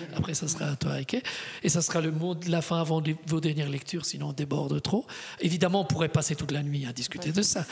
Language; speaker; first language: French; non-native, fluent; Italian